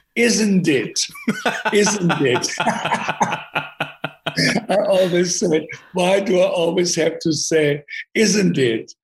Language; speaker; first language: English; non-native, fluent; German